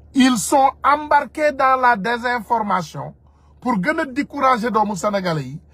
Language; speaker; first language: French; non-native, local second language; Wolof